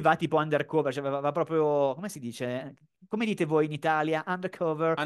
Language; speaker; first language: Italian; native; Italian